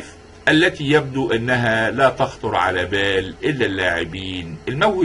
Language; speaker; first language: Arabic; native; Arabic